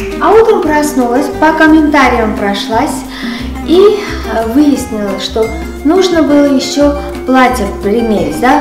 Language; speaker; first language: Russian; non-native, local second language; Armenian